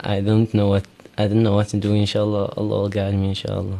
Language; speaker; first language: English; native; English